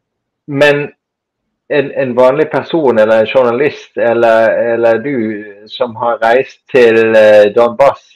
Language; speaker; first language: Norwegian; non-native, fluent; German